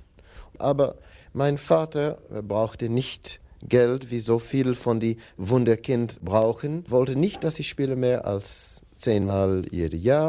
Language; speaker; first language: German; non-native, fluent; English